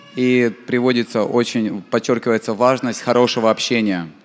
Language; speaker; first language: Russian; native; Russian